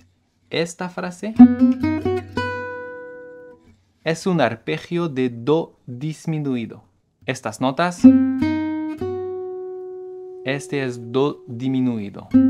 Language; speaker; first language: Spanish; non-native, fluent; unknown